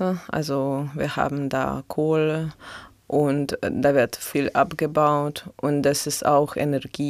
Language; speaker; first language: German; non-native, fluent; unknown